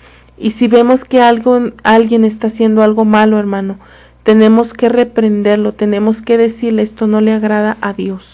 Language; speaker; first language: Spanish; native; Spanish